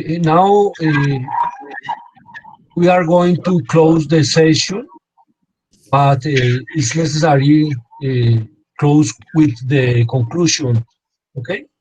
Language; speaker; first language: English; non-native, learner; Spanish